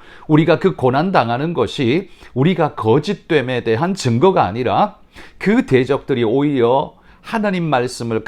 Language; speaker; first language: Korean; native; Korean